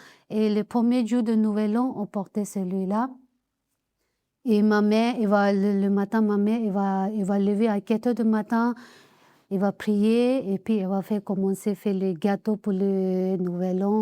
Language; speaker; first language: French; non-native, learner; Tibetan